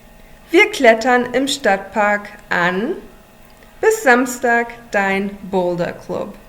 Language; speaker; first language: German; non-native, fluent; English